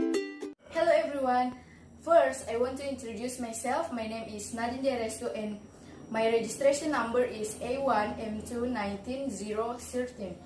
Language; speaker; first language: English; non-native, learner; Indonesian